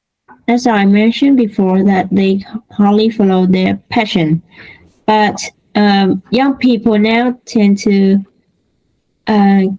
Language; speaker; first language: English; non-native, learner; Vietnamese